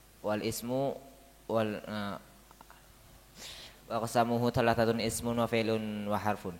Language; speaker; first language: Arabic; non-native, learner; Indonesian